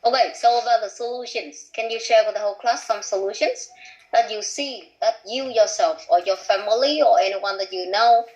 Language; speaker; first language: English; non-native, fluent; Vietnamese